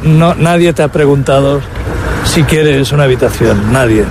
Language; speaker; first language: Spanish; native; Spanish